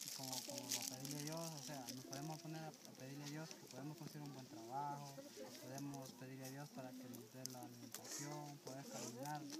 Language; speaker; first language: Spanish; native; Spanish